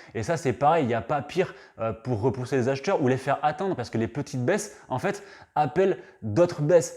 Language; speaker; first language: French; native; French